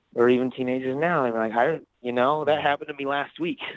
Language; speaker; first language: English; native; English